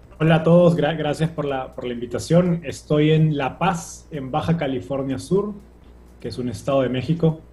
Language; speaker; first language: Spanish; native; Spanish